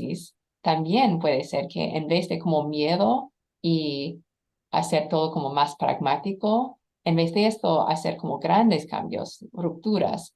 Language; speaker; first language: Spanish; non-native, fluent; English